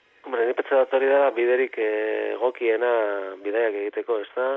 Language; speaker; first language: Basque; native; Basque